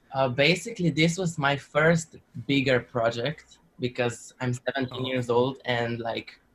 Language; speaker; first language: English; non-native, learner; Slovenian